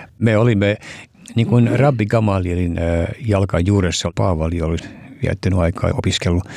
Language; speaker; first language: Finnish; early bilingual, heritage; Finnish